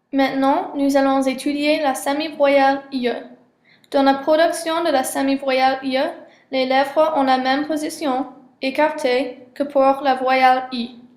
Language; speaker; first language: French; non-native, learner; English